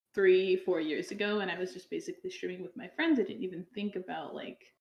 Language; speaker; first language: English; native; English